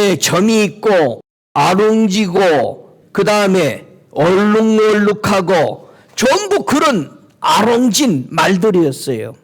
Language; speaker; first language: Korean; native; Korean